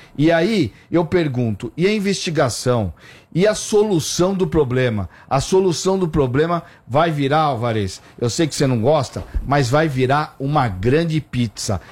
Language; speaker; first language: Portuguese; native; Portuguese